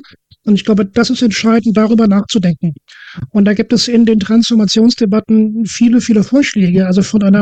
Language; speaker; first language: German; native; German